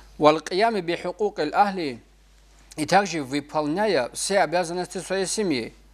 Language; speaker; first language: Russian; non-native, local second language; Avaric